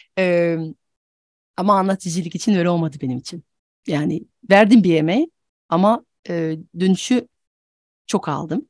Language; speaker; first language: Turkish; non-native, fluent; French